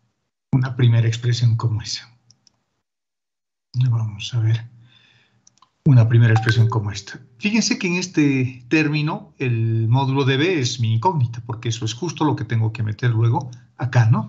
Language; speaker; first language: Spanish; native; Spanish